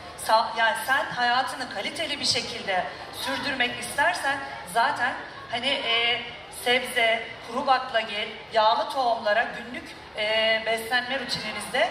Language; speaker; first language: Turkish; native; Turkish